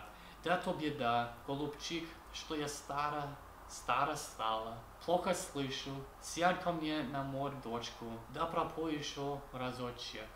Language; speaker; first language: Russian; non-native, learner; English